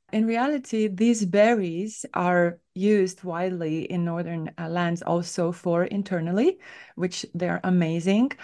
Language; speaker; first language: English; non-native, fluent; Estonian